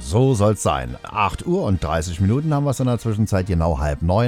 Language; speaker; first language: German; native; German